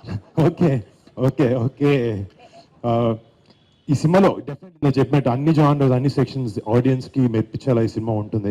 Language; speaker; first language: Telugu; native; Telugu